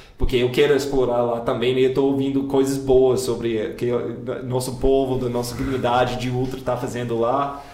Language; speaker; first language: Portuguese; non-native, fluent; English